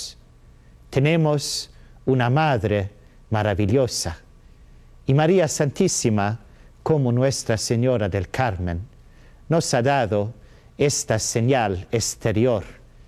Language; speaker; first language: Spanish; non-native, learner; Swedish